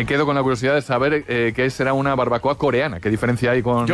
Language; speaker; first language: Spanish; native; Spanish